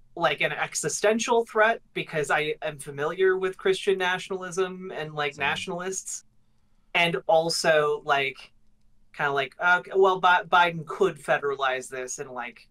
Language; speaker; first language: English; native; English